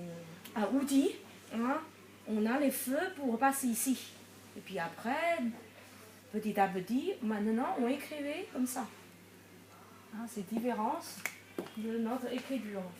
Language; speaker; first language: French; non-native, learner; Chinese